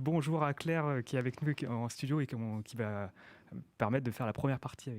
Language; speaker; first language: French; native; French